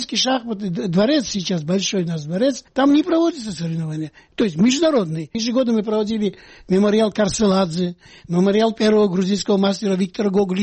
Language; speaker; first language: Russian; non-native, local second language; Georgian